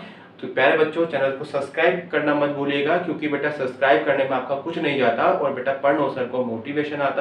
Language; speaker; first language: Hindi; native; Hindi